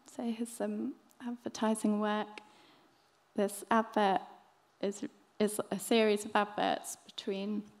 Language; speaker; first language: English; native; English